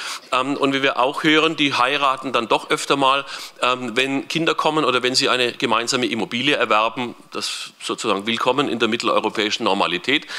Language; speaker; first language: German; native; German